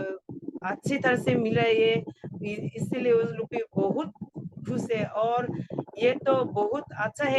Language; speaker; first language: Hindi; non-native, local second language; Garo